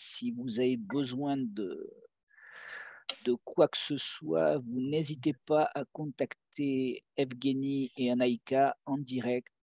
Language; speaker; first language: French; native; French